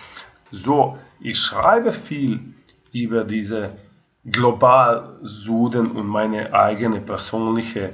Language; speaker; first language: German; non-native, fluent; Croatian